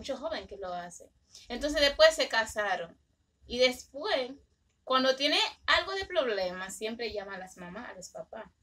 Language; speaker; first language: Spanish; early bilingual, other home language; Haitian Creole